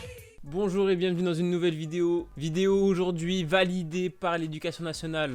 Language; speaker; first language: French; native; French